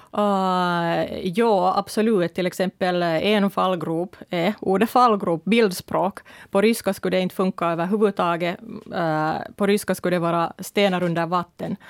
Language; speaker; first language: Swedish; early bilingual, other home language; Russian